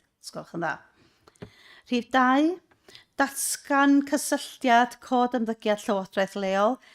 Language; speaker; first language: Welsh; native; Welsh